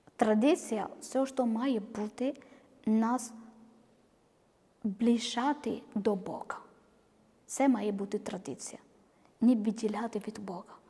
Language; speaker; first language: Ukrainian; non-native, learner; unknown